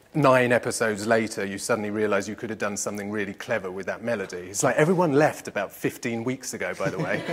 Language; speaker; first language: English; native; English